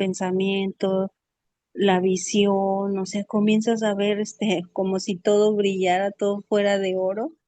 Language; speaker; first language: Spanish; native; Spanish